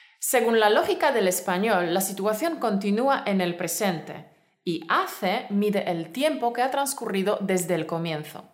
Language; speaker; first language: Spanish; native; Spanish